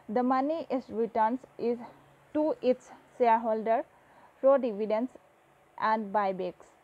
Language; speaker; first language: English; non-native, local second language; Assamese